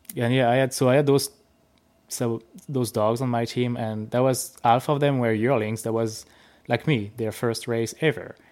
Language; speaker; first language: English; non-native, fluent; French